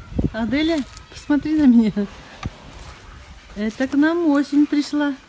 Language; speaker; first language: Russian; non-native, local second language; Kazakh